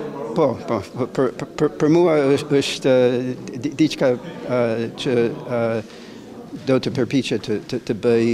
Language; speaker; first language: Albanian; non-native, learner; English